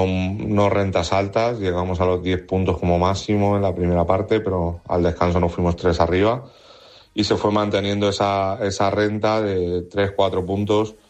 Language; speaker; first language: Spanish; native; Spanish